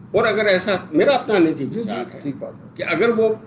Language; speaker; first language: Hindi; native; Hindi